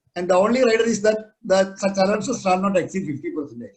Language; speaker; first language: English; non-native, local second language; Malayalam